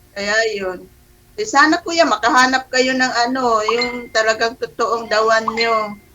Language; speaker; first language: Filipino; non-native, local second language; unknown